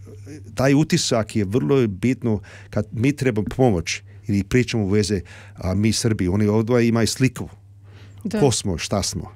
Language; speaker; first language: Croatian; early bilingual, heritage; Serbian